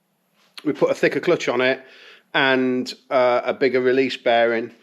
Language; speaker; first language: English; native; English